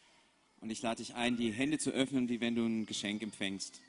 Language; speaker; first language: German; native; German